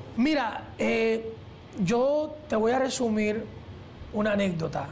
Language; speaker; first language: Spanish; early bilingual, heritage; Spanish